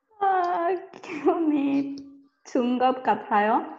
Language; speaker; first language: Korean; non-native, learner; Spanish